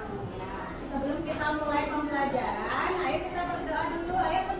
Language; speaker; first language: Indonesian; native; Indonesian